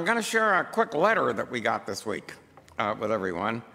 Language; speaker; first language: English; native; English